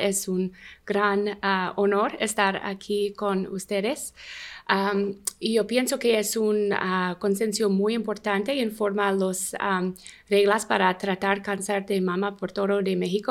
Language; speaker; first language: Spanish; non-native, learner; English